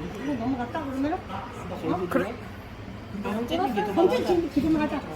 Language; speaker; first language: Korean; native; Korean